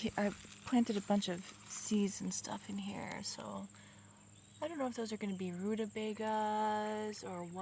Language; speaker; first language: English; native; English